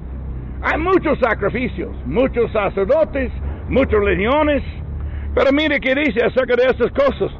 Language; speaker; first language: Spanish; non-native, learner; English